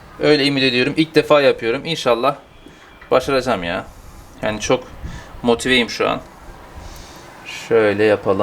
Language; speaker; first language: Turkish; native; Turkish